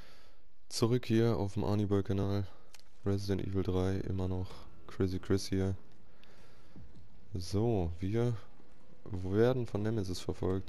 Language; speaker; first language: German; native; German